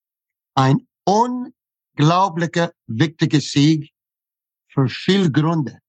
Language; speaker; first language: German; non-native, fluent; English